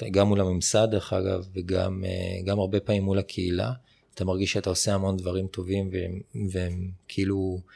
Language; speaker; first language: Hebrew; native; Hebrew